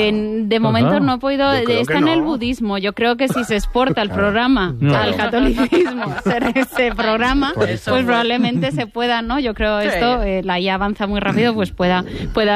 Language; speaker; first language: Spanish; native; Spanish